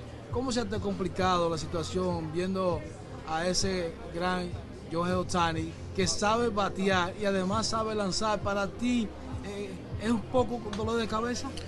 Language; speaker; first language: Spanish; native; Spanish